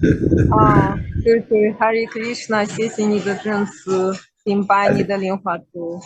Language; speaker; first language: Chinese; non-native, fluent; Russian